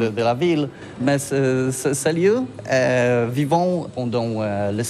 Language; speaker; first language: French; non-native, learner; Polish